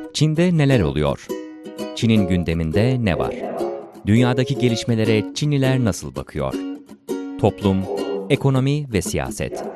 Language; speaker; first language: Turkish; native; Turkish